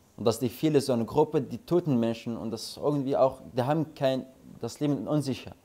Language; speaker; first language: German; non-native, learner; Arabic